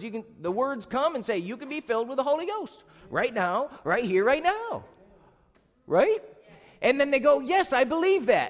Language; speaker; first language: English; native; English